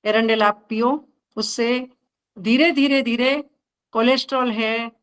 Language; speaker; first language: Hindi; non-native, local second language; Marathi